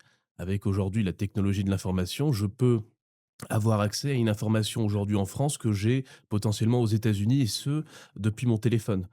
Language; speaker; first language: French; native; French